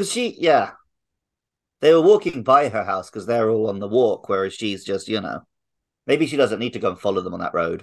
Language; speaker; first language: English; native; English